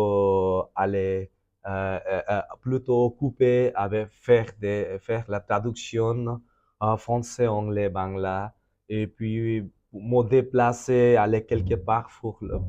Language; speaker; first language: French; non-native, fluent; Bangla